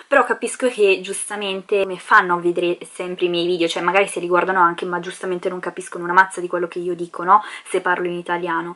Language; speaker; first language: Italian; early bilingual, other home language; Filipino